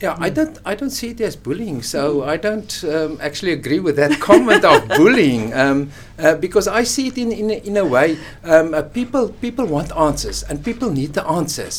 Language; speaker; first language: English; non-native, local second language; Afrikaans